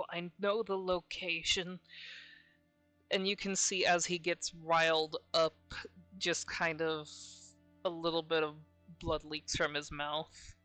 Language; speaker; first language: English; native; English